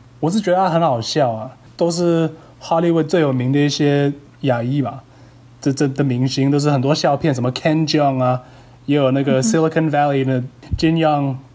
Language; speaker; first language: Chinese; early bilingual, heritage; Chinese